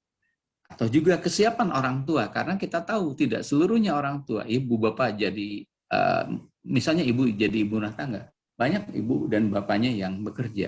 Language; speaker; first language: Indonesian; native; Indonesian